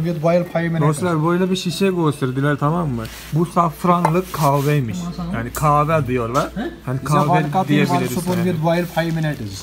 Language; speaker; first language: Turkish; non-native, fluent; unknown